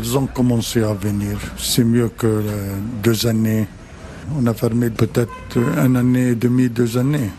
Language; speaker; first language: French; non-native, fluent; Arabic